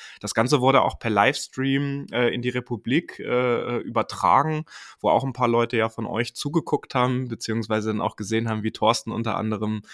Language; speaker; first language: German; native; German